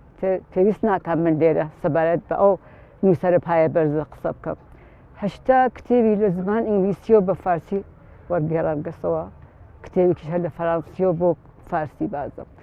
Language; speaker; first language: Central Kurdish; native; Central Kurdish